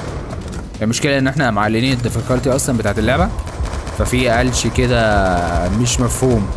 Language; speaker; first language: Arabic; native; Arabic